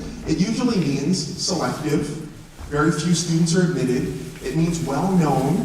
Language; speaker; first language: English; native; English